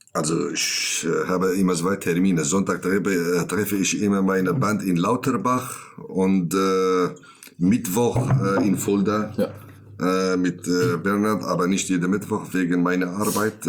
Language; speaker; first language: German; non-native, learner; Kurdish